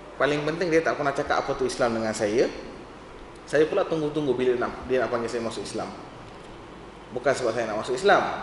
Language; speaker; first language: Malay; non-native, local second language; Tamil